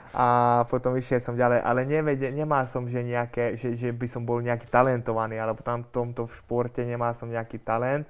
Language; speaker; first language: Slovak; non-native, local second language; Hungarian